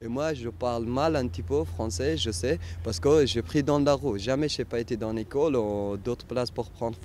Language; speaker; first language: French; non-native, learner; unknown